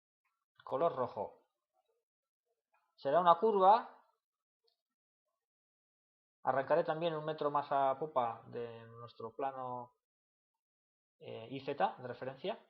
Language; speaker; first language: Spanish; native; Spanish